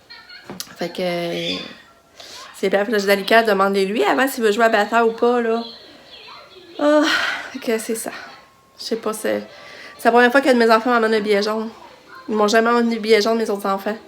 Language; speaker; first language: French; native; French